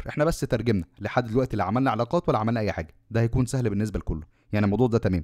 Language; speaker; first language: Arabic; native; Arabic